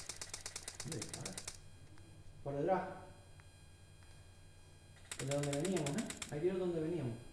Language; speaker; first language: Spanish; native; Spanish